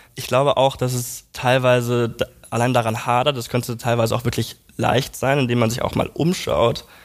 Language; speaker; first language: German; native; German